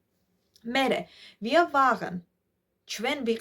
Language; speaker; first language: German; non-native, fluent; Georgian